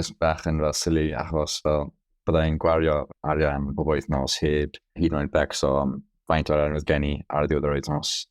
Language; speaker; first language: Welsh; non-native, local second language; English